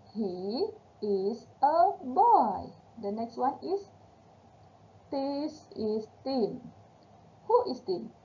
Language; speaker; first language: English; non-native, local second language; Malay